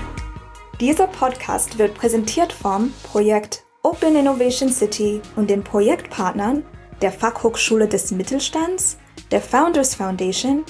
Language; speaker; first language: German; native; German